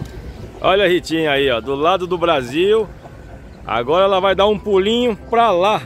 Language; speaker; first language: Portuguese; native; Portuguese